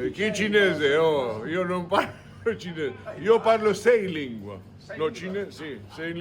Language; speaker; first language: Italian; non-native, fluent; Georgian